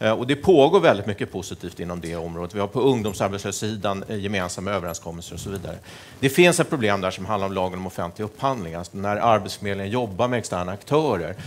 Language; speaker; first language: Swedish; native; Swedish